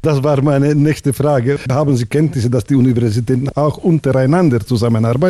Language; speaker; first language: German; non-native, fluent; Slovak